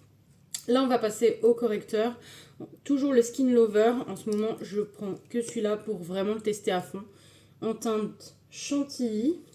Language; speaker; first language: French; native; French